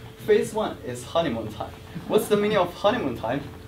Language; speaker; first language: English; non-native, fluent; Chinese